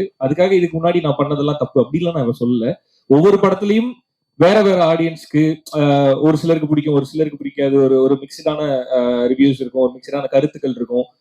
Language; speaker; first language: Tamil; native; Tamil